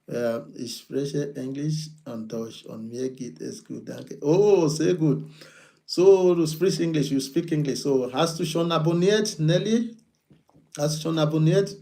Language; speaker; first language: German; non-native, fluent; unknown